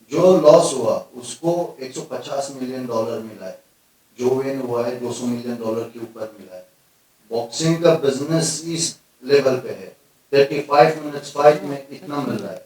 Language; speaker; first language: Hindi; non-native, fluent; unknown